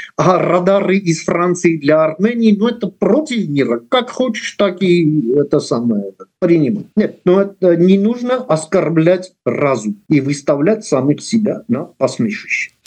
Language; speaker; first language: Russian; non-native, local second language; Armenian